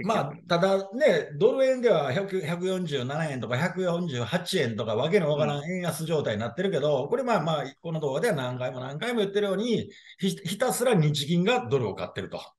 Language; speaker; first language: Japanese; native; Japanese